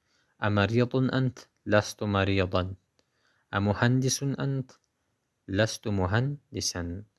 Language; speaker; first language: Arabic; non-native, fluent; Pashto